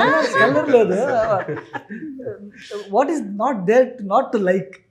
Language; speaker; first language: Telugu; non-native, learner; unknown